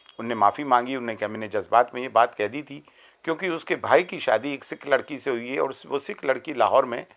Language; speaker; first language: Urdu; native; Urdu